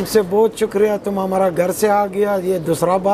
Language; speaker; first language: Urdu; non-native, learner; Arabic